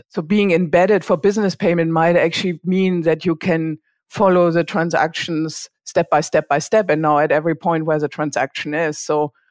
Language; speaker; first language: English; non-native, fluent; German